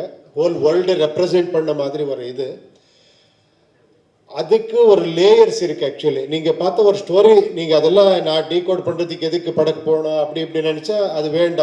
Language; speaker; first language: Tamil; non-native, learner; Kannada